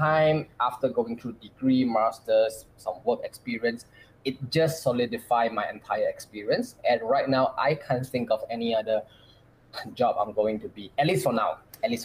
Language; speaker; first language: English; non-native, local second language; Chinese